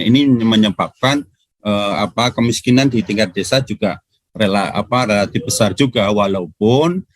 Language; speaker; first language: Indonesian; native; Indonesian